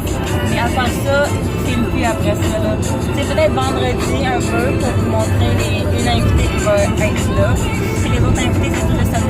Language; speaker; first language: French; native; French